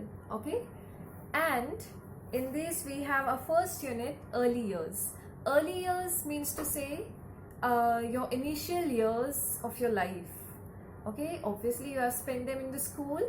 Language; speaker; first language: English; non-native, local second language; Hindi